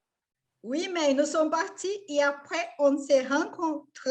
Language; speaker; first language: French; non-native, fluent; Portuguese